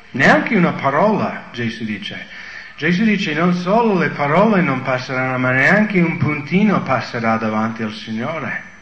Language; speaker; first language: Italian; non-native, fluent; English